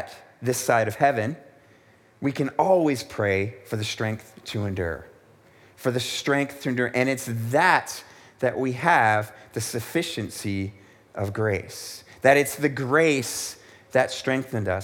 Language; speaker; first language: English; native; English